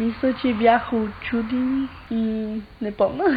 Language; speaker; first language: Bulgarian; early bilingual, heritage; Bulgarian